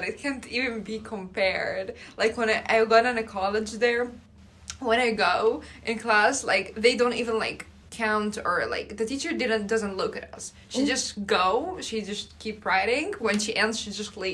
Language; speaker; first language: English; non-native, fluent; Arabic